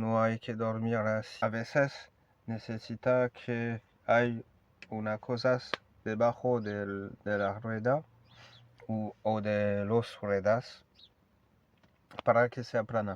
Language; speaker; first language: Spanish; non-native, learner; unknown